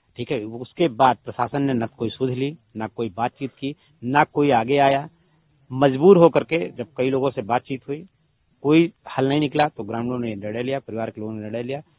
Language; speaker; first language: Hindi; native; Hindi